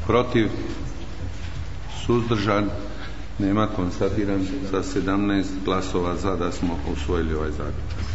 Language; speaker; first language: Croatian; native; Croatian